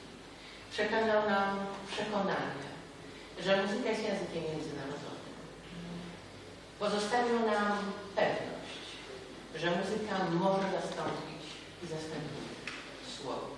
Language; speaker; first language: Polish; native; Polish